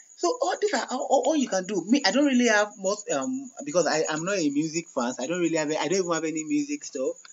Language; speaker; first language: English; non-native, local second language; Yoruba